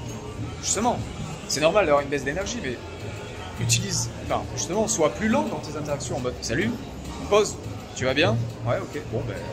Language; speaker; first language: French; native; French